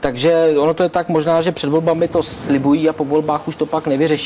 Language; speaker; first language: Czech; native; Czech